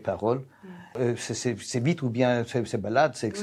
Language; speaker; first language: French; non-native, learner; Turkish